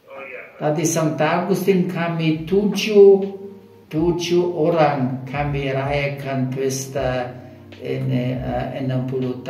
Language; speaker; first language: Indonesian; non-native, fluent; German